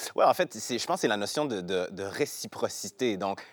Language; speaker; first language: French; native; French